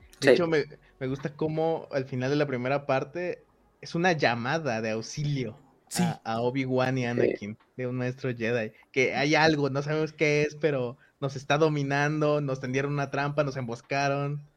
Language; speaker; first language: Spanish; native; Spanish